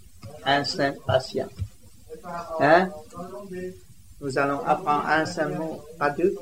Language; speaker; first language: French; non-native, learner; Vietnamese